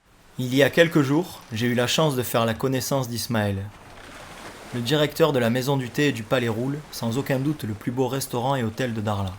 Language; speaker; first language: French; native; French